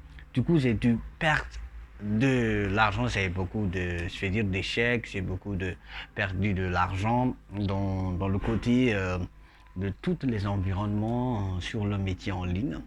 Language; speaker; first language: French; non-native, local second language; Malagasy